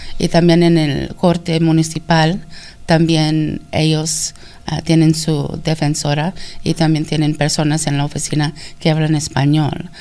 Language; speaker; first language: Spanish; early bilingual, heritage; Spanish